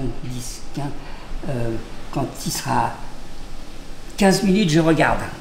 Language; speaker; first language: French; native; French